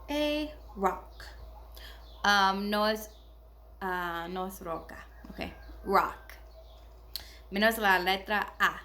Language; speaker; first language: Spanish; non-native, learner; English